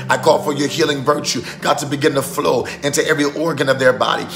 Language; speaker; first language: English; native; English